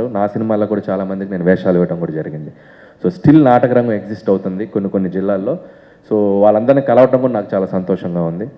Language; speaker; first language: Telugu; native; Telugu